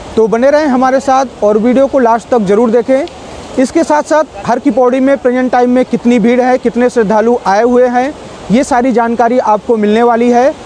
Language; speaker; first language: Hindi; native; Hindi